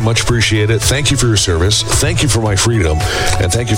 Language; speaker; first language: English; native; English